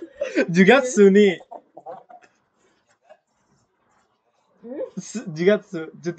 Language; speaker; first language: Japanese; non-native, fluent; Indonesian